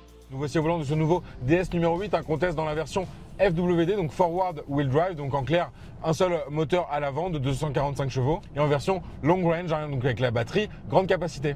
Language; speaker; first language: French; native; French